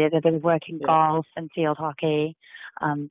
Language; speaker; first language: English; native; English